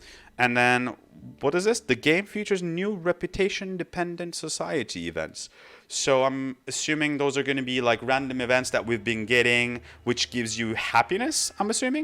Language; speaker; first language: English; non-native, fluent; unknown